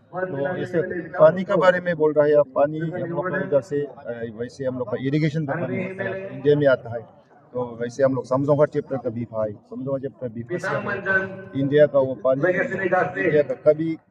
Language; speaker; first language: Hindi; non-native, learner; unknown